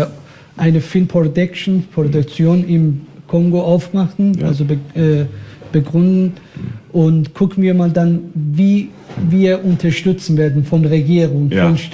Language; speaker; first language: German; non-native, fluent; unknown